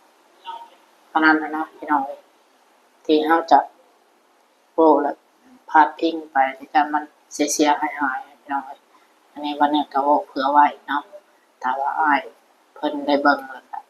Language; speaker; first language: Thai; non-native, local second language; Lao